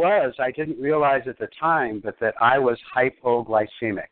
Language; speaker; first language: English; native; English